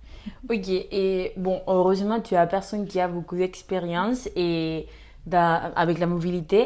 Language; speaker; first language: French; non-native, fluent; Spanish